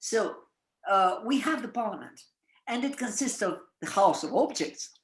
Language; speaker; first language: English; non-native, fluent; Russian